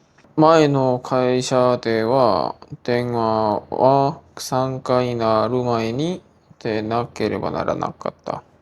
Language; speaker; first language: Japanese; non-native, learner; Korean